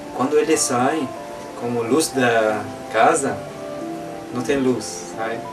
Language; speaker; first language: Portuguese; non-native, learner; Arabic